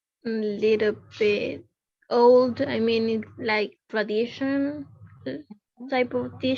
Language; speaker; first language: English; non-native, learner; Spanish